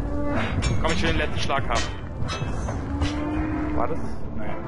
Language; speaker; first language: German; native; German